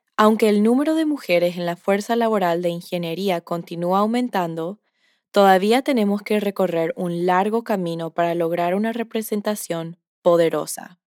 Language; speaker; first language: Spanish; early bilingual, heritage; Spanish